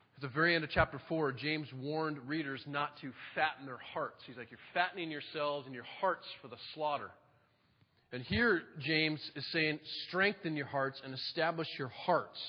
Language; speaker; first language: English; native; English